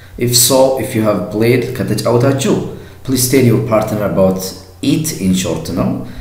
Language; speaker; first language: English; non-native, fluent; Amharic